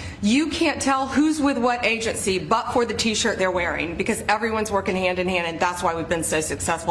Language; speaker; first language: English; native; English